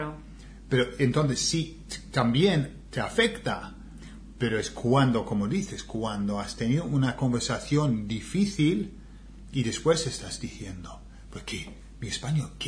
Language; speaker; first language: Spanish; non-native, fluent; English